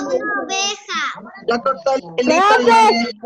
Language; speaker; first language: Spanish; native; Spanish